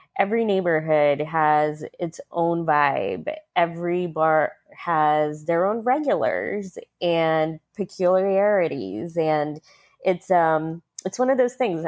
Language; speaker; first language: English; early bilingual, other home language; Russian